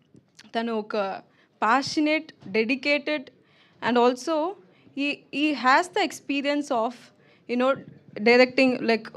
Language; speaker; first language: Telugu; non-native, learner; Tamil